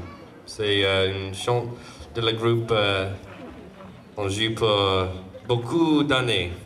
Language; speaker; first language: French; non-native, learner; English